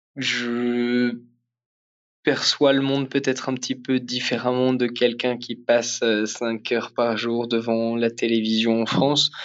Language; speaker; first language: French; native; French